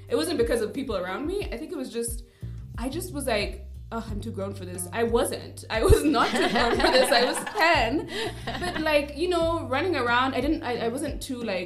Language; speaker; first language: English; non-native, local second language; Kinyarwanda